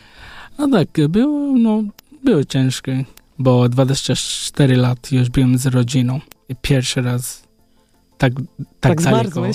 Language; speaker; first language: Polish; non-native, learner; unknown